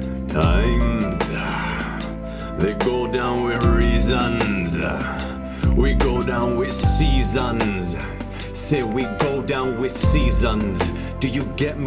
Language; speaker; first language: English; early bilingual, other home language; Spanish